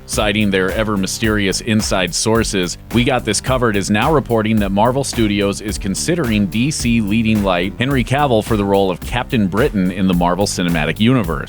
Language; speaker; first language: English; native; English